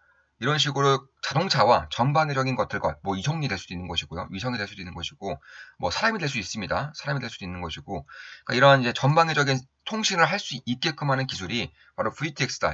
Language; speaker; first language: Korean; native; Korean